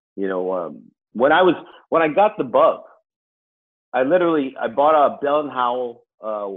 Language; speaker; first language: English; early bilingual, other home language; Filipino